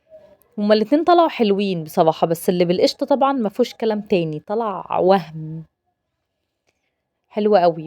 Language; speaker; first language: Arabic; native; Arabic